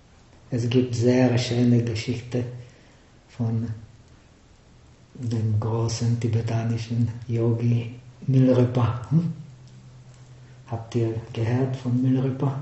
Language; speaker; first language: German; non-native, fluent; Czech